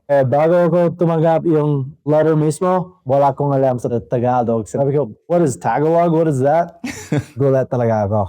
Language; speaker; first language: Filipino; non-native, fluent; English